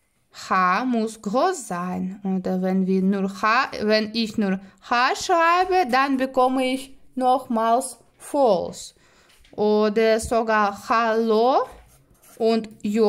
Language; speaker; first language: German; non-native, fluent; Russian